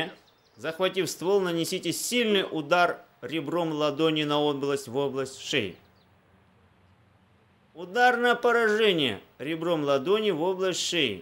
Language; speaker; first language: Russian; native; Russian